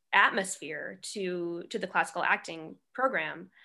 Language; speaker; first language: English; native; English